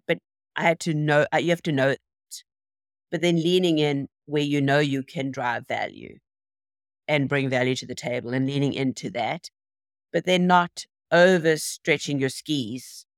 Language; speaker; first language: English; native; English